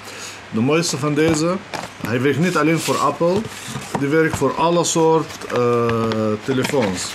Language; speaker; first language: Dutch; non-native, fluent; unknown